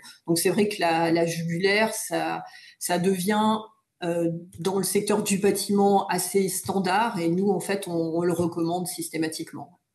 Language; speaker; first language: French; native; French